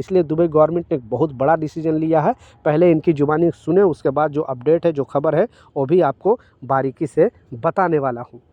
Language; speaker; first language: Hindi; native; Hindi